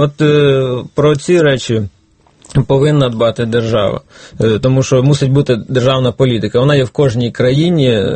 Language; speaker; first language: Ukrainian; native; Ukrainian